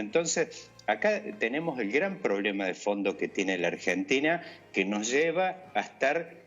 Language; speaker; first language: Spanish; native; Spanish